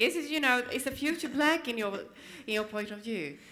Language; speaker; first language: English; non-native, fluent; Swedish